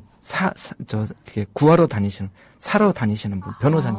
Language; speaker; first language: Korean; native; Korean